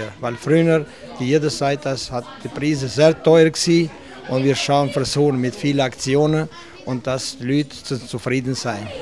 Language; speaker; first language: German; non-native, learner; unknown